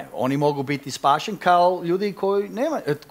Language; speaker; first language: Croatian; non-native, fluent; English